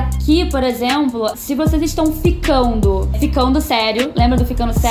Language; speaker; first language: Portuguese; native; Portuguese